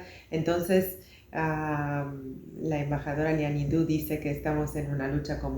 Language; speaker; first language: Spanish; non-native, fluent; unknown